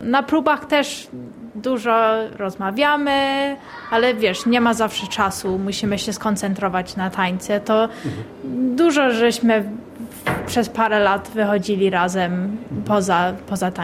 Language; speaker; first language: Polish; early bilingual, heritage; English